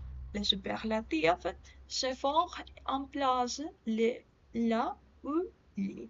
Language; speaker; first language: French; non-native, learner; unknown